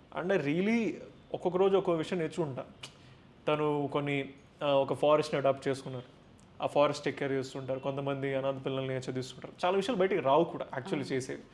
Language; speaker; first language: Telugu; native; Telugu